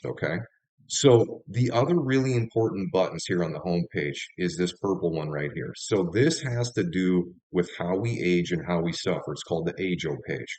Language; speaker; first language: English; native; English